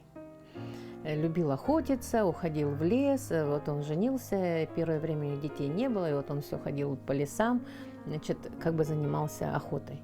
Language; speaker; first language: Russian; non-native, local second language; Yakut